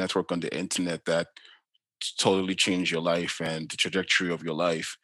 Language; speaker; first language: English; non-native, local second language; Yoruba